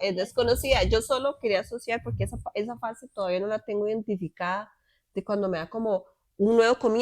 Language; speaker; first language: Spanish; native; Spanish